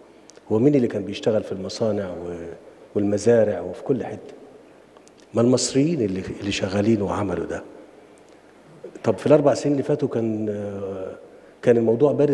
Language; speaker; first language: Arabic; native; Arabic